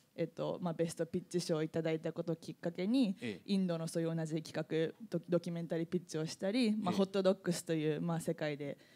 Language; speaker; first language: Japanese; native; Japanese